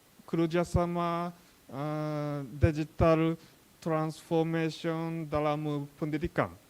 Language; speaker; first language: Indonesian; non-native, learner; Japanese